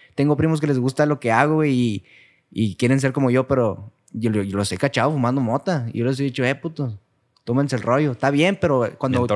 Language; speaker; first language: Spanish; native; Spanish